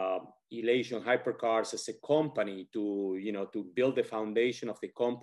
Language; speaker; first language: English; non-native, fluent; Spanish